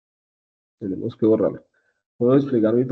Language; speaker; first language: Spanish; native; Spanish